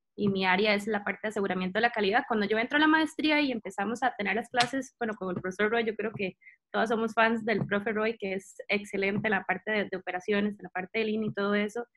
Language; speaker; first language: Spanish; native; Spanish